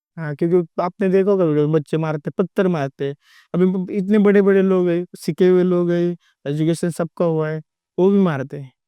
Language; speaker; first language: Hindi; non-native, local second language; Marathi